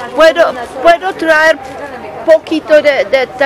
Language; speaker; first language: Spanish; non-native, learner; English